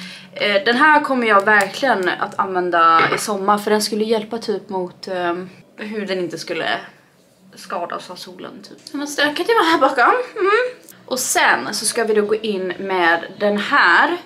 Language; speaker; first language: Swedish; native; Swedish